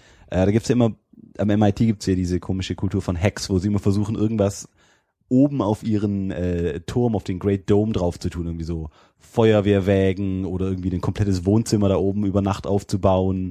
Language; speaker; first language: German; native; German